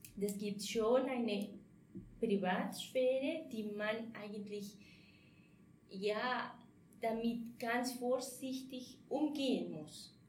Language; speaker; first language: German; non-native, fluent; Spanish